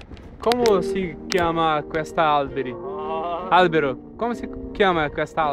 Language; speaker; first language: Italian; non-native, learner; Portuguese